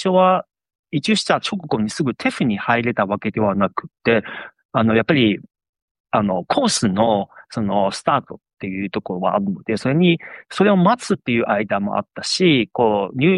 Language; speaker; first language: Japanese; non-native, fluent; Chinese